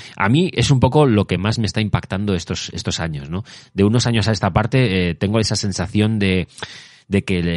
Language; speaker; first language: Spanish; native; Spanish